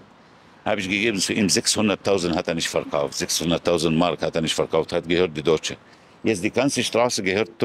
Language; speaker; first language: German; non-native, fluent; Arabic